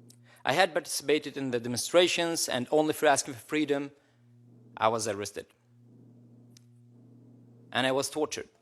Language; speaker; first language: English; non-native, local second language; Arabic